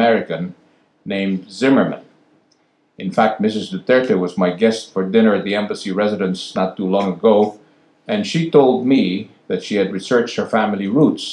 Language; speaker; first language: English; non-native, local second language; Filipino